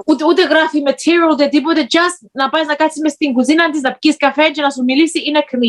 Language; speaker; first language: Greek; early bilingual, heritage; Greek